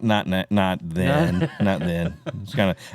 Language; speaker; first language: English; native; English